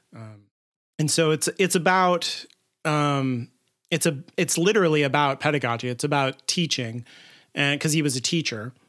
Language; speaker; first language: English; native; English